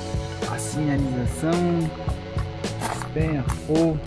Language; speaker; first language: Portuguese; non-native, learner; French